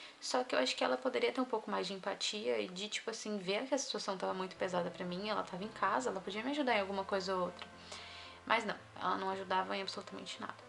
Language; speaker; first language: Portuguese; native; Portuguese